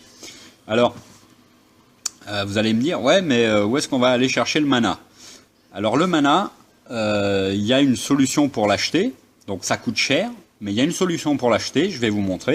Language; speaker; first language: French; native; French